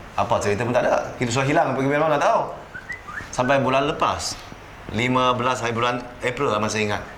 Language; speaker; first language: Malay; non-native, local second language; Chinese